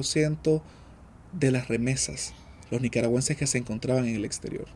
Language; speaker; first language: Spanish; native; Spanish